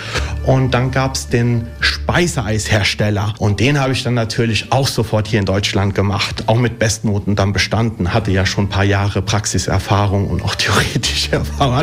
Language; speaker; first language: German; early bilingual, other home language; Italian